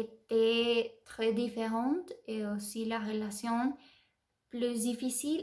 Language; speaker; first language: French; non-native, learner; Spanish